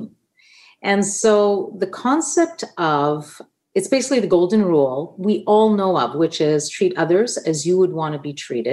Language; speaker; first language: English; non-native, fluent; Italian